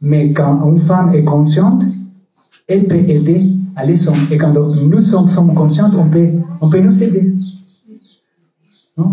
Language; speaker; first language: French; non-native, learner; Spanish